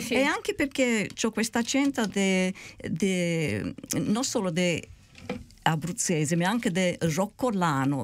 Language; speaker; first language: Italian; early bilingual, heritage; Italian